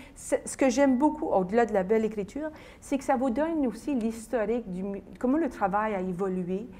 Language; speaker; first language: French; native; French